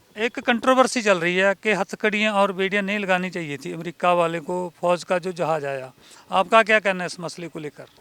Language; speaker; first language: Hindi; non-native, local second language; Punjabi